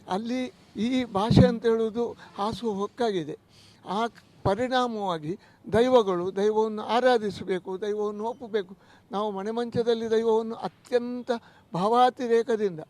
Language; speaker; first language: Kannada; non-native, local second language; Tulu